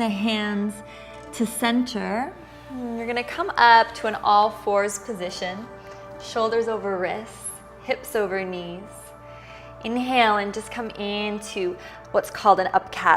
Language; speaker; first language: English; native; English